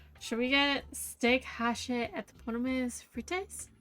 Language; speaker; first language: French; non-native, learner; English